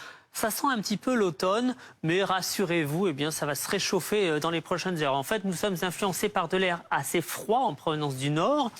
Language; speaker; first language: French; native; French